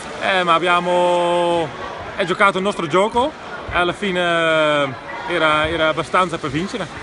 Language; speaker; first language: Italian; non-native, learner; Dutch